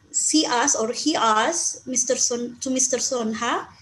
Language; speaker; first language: English; non-native, fluent; Indonesian